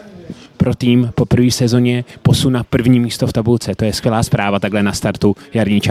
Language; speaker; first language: Czech; native; Czech